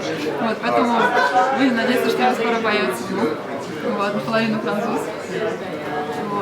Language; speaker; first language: Russian; native; Russian